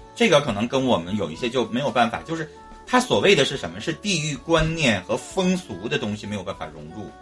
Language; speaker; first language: Chinese; native; Chinese